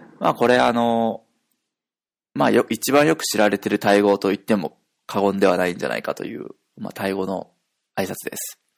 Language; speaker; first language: Japanese; native; Japanese